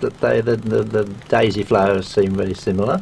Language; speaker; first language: English; native; English